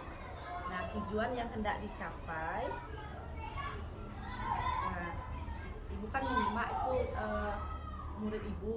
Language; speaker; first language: Indonesian; native; Indonesian